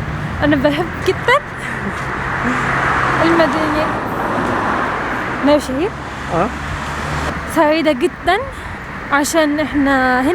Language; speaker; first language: Arabic; non-native, learner; Turkish